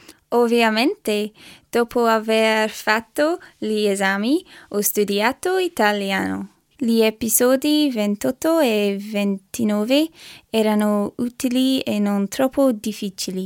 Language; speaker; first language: Italian; non-native, learner; English